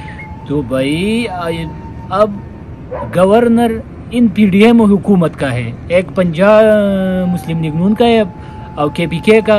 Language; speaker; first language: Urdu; non-native, local second language; Pashto